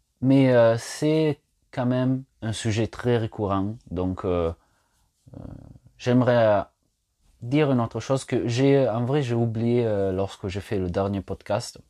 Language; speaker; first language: French; non-native, fluent; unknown